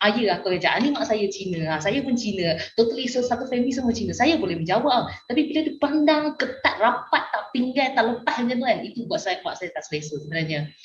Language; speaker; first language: Malay; non-native, local second language; Min Nan Chinese